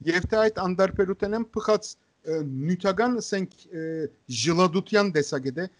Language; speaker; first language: Armenian; native; Armenian